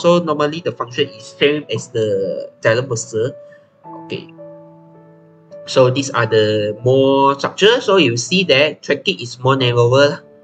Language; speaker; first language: English; non-native, local second language; Chinese